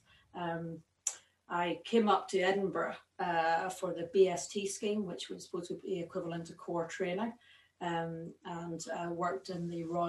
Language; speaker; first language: English; native; English